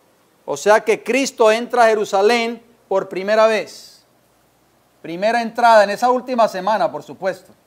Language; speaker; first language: Spanish; native; Spanish